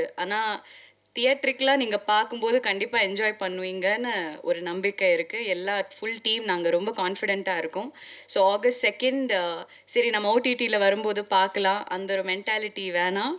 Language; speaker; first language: Tamil; non-native, local second language; Malayalam